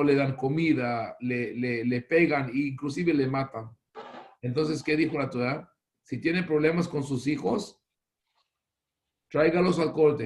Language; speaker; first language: Spanish; non-native, fluent; Hebrew